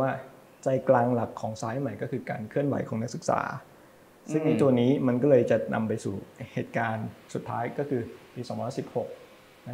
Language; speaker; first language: Thai; native; Thai